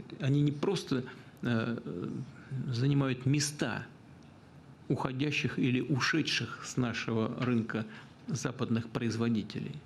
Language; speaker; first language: Russian; native; Russian